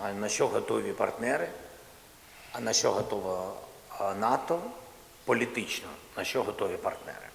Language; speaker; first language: Ukrainian; non-native, local second language; Russian